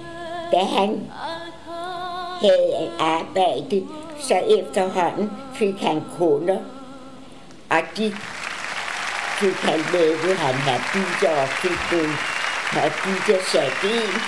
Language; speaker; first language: Danish; early bilingual, other home language; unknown